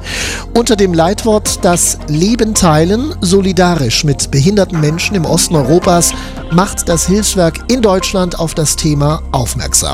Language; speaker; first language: German; native; German